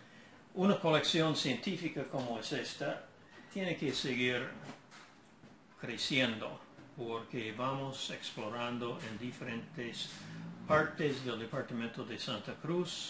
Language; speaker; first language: Spanish; non-native, fluent; English